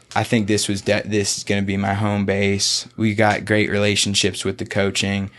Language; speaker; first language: English; native; English